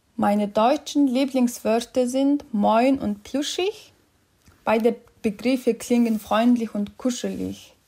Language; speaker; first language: German; non-native, fluent; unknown